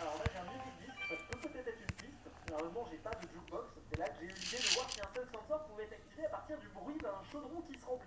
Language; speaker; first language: French; native; French